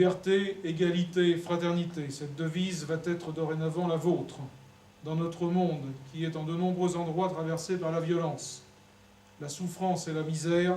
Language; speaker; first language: French; native; French